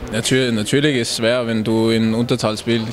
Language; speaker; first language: German; non-native, learner; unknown